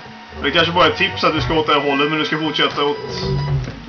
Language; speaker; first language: Swedish; native; Swedish